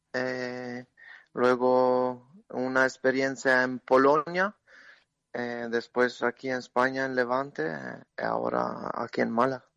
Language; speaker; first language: Spanish; non-native, learner; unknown